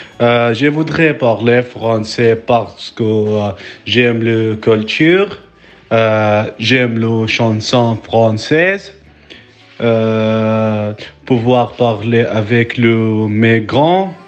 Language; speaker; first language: French; non-native, learner; Arabic